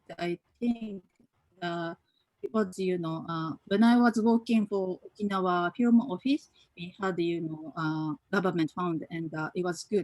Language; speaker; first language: English; non-native, fluent; Japanese